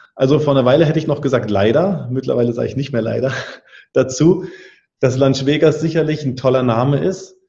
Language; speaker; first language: German; native; German